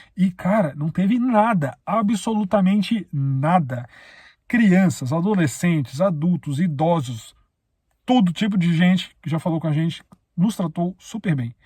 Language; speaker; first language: Portuguese; native; Portuguese